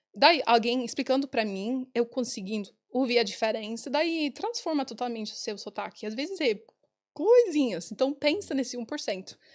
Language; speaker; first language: Portuguese; non-native, fluent; English